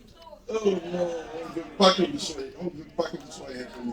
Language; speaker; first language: French; non-native, local second language; Haitian Creole